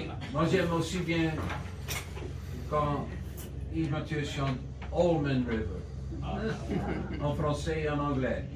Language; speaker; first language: French; non-native, learner; Dutch